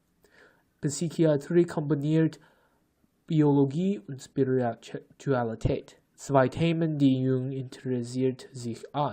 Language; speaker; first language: German; non-native, learner; English